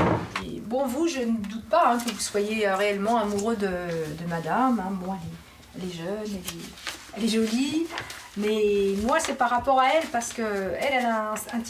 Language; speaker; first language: French; native; French